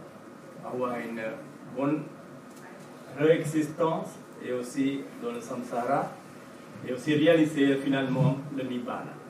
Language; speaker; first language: French; non-native, fluent; Sinhala